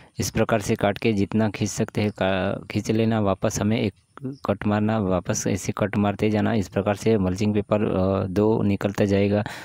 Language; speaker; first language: Hindi; native; Hindi